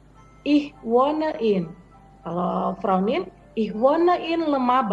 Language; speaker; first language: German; non-native, fluent; Indonesian